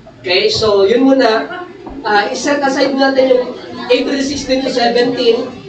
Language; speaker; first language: Filipino; native; Filipino